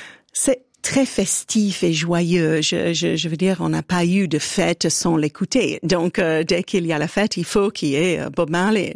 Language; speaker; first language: French; non-native, fluent; English